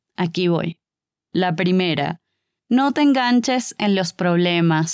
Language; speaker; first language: Spanish; native; Spanish